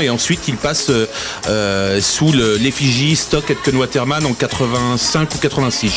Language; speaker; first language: French; native; French